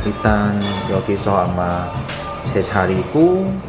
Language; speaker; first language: Korean; non-native, fluent; Cantonese